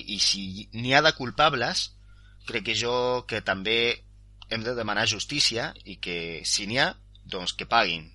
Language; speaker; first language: Catalan; non-native, local second language; Spanish